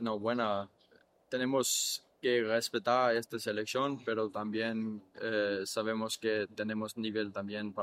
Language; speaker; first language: Spanish; non-native, fluent; English